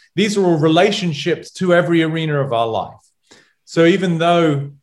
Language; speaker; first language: English; native; English